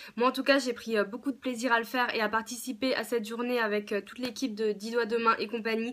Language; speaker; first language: French; native; French